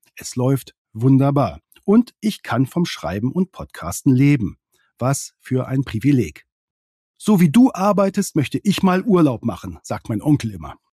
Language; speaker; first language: German; native; German